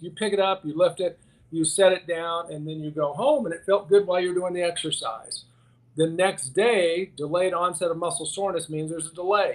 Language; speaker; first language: English; native; English